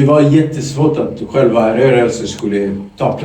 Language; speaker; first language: Swedish; non-native, fluent; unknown